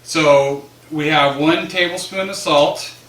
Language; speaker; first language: English; native; English